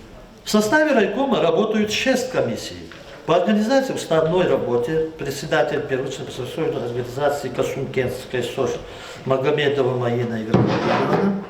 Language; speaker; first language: Russian; non-native, local second language; Lezghian